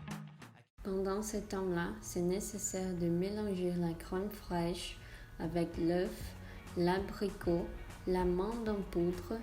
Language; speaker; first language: French; non-native, learner; Portuguese